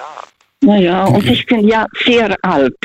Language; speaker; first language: German; non-native, fluent; Russian